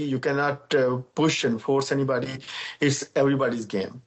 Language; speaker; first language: English; non-native, local second language; Urdu